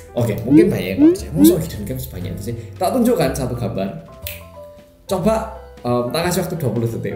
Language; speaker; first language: Indonesian; non-native, fluent; Korean